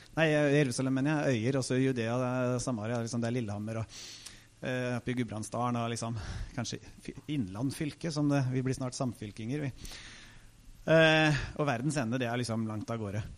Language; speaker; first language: Norwegian; native; Norwegian